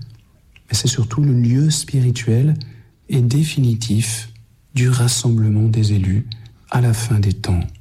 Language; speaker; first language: French; native; French